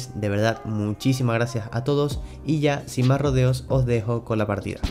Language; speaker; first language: Spanish; native; Spanish